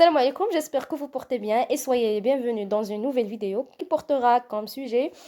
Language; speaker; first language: French; non-native, local second language; Arabic